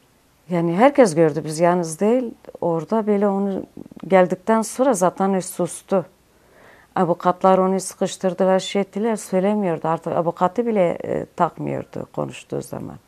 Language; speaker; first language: Turkish; non-native, local second language; Kurdish